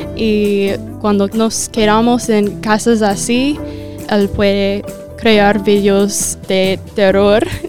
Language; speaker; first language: Spanish; non-native, fluent; English